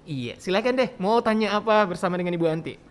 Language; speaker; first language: Indonesian; native; Indonesian